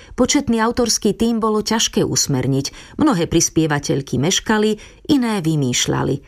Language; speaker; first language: Slovak; native; Slovak